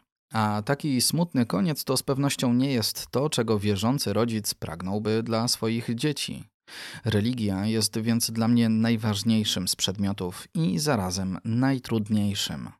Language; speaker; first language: Polish; native; Polish